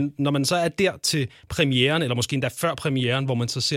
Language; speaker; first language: Danish; native; Danish